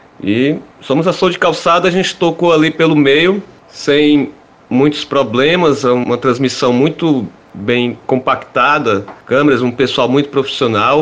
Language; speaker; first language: Portuguese; native; Portuguese